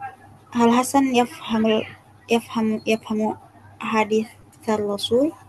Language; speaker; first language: Arabic; non-native, learner; Indonesian